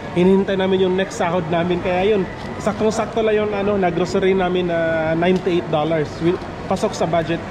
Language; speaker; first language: Filipino; non-native, local second language; Cebuano